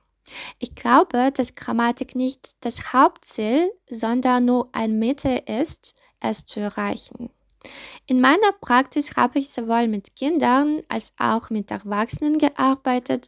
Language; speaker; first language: German; non-native, fluent; Russian